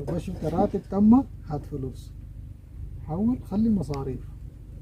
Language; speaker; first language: Arabic; native; Arabic